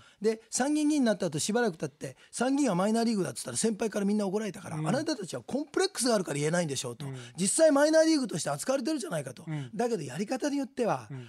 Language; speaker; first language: Japanese; native; Japanese